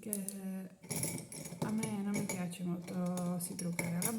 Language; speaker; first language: Italian; non-native, learner; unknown